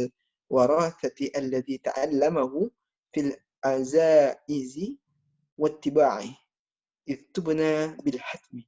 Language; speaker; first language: Arabic; non-native, learner; Indonesian